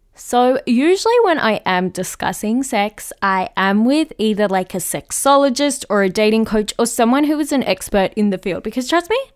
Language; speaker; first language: English; native; English